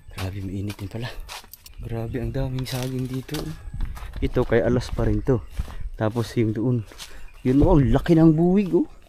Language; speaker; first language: Filipino; non-native, local second language; Cebuano